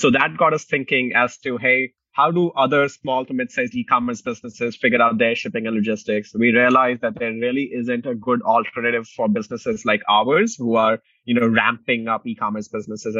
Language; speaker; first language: English; non-native, local second language; Hindi